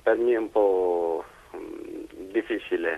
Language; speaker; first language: Italian; non-native, learner; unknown